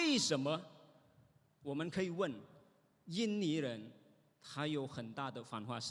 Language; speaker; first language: Chinese; non-native, fluent; Indonesian